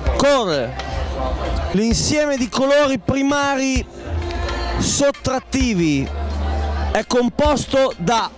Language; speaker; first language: Italian; native; Italian